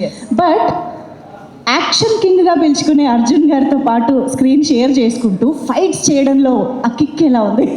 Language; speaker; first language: Telugu; native; Telugu